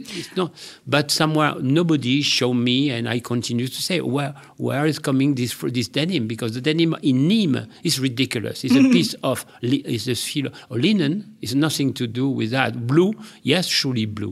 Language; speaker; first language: English; non-native, learner; French